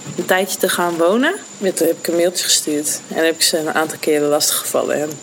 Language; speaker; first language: Dutch; native; Dutch